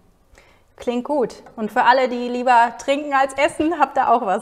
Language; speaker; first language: German; native; German